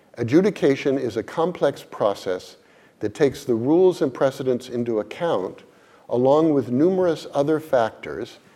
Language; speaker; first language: English; native; English